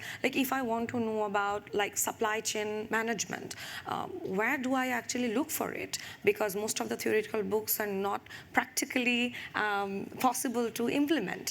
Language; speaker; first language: English; non-native, local second language; Bangla